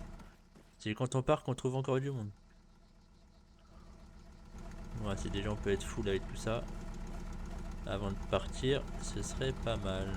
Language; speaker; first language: French; native; French